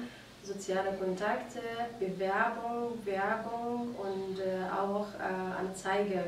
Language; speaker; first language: German; non-native, fluent; Arabic